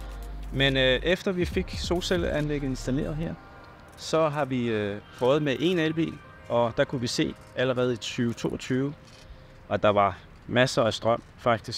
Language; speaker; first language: Danish; non-native, fluent; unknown